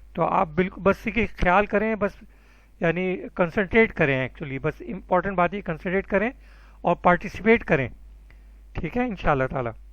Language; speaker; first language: Urdu; native; Urdu